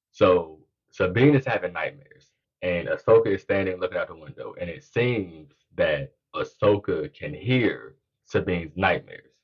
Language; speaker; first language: English; native; English